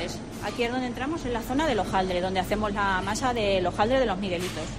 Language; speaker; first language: Spanish; native; Spanish